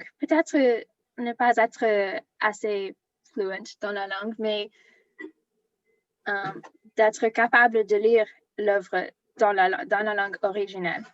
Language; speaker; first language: French; non-native, learner; English